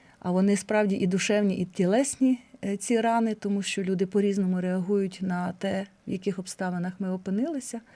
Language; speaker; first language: Ukrainian; native; Ukrainian